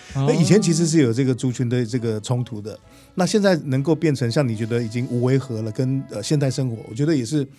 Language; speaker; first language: Chinese; native; Chinese